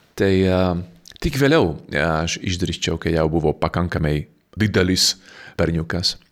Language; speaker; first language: Lithuanian; non-native, fluent; Slovak